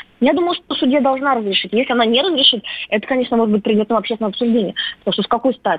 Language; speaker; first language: Russian; native; Russian